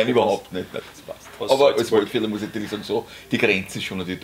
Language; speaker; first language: German; native; German